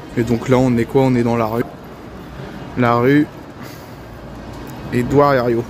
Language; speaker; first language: French; native; French